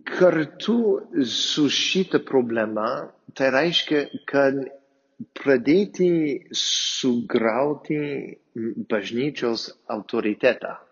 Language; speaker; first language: Lithuanian; non-native, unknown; English